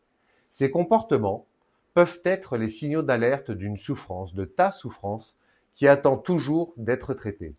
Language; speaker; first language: French; native; French